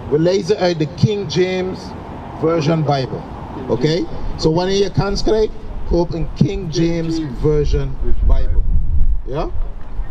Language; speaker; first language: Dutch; non-native, learner; English